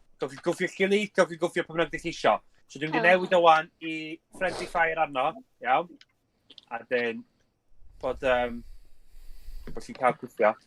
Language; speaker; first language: Welsh; native; Welsh